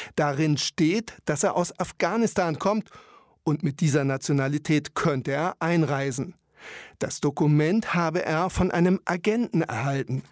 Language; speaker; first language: German; native; German